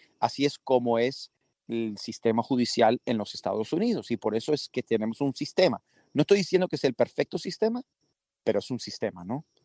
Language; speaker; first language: Spanish; early bilingual, heritage; Spanish